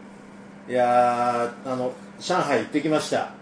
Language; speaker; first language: Japanese; native; Japanese